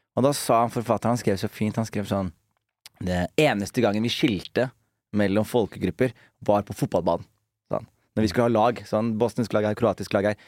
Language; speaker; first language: Norwegian; early bilingual, other home language; Somali